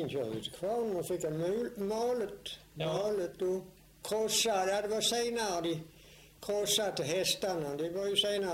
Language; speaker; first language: Swedish; native; Swedish